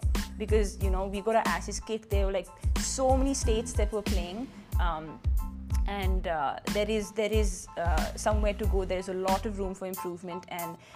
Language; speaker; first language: English; non-native, local second language; Punjabi